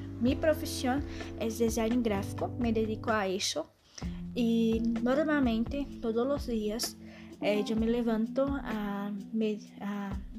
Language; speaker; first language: Spanish; non-native, learner; Portuguese